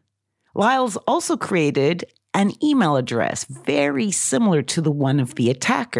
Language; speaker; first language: English; native; English